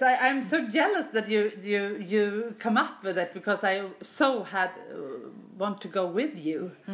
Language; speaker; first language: English; non-native, fluent; Swedish